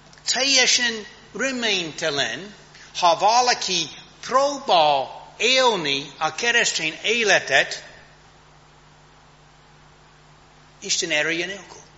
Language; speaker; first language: Hungarian; non-native, fluent; English